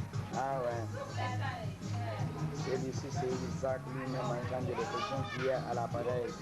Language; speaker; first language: French; non-native, local second language; Swahili